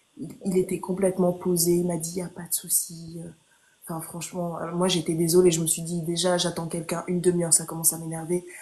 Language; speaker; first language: French; early bilingual, other home language; Haitian Creole